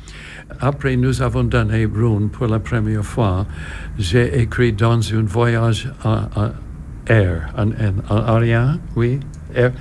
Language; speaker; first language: French; non-native, learner; English